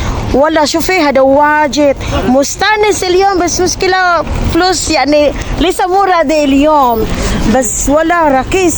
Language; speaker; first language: Arabic; non-native, learner; Filipino